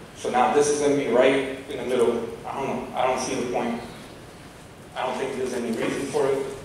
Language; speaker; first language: English; native; English